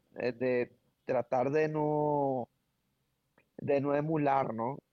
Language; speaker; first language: Spanish; native; Spanish